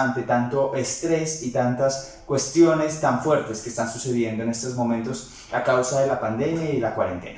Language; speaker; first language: Spanish; native; Spanish